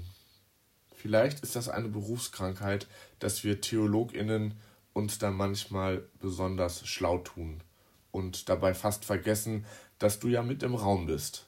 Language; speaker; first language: German; native; German